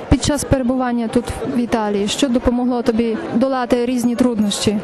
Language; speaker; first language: Ukrainian; native; Ukrainian